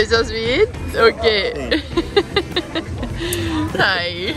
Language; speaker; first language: Spanish; non-native, learner; English